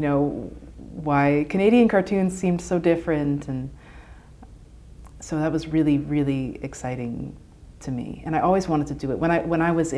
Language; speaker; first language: English; native; English